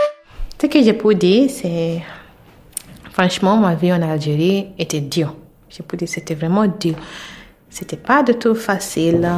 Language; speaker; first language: French; non-native, learner; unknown